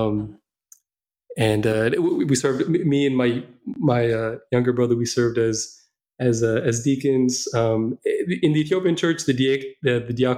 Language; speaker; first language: English; non-native, local second language; Amharic